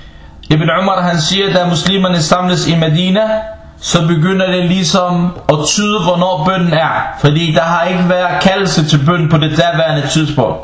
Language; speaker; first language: Danish; non-native, local second language; Arabic